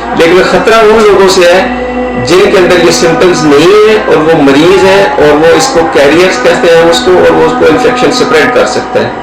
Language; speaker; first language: Urdu; non-native, local second language; Punjabi